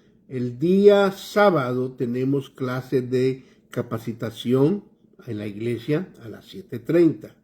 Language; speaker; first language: Spanish; native; Spanish